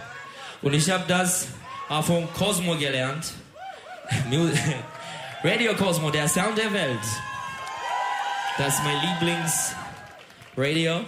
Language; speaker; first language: German; non-native, learner; Turkish